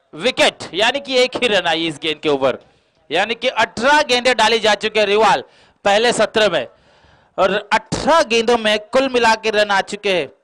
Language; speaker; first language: Hindi; non-native, local second language; Marathi